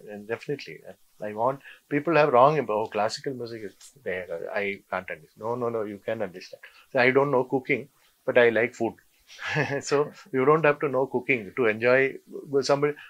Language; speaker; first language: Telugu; non-native, learner; Malayalam